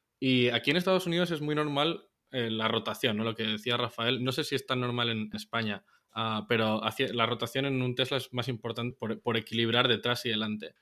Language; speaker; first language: Spanish; native; Spanish